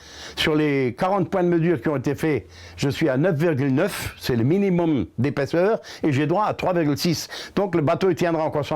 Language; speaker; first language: French; native; French